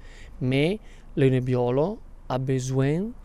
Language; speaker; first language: French; non-native, fluent; Italian